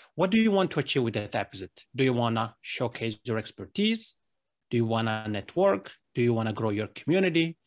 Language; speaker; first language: English; non-native, fluent; Italian